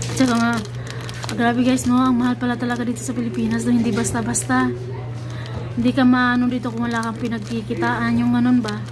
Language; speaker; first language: Filipino; non-native, local second language; Cebuano